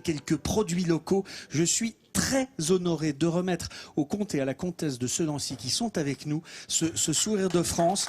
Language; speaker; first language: French; native; French